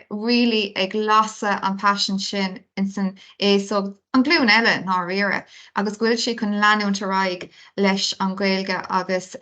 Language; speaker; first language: Irish; non-native, local second language; English